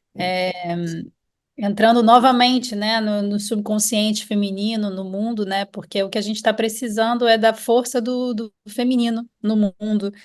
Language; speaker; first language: Portuguese; native; Portuguese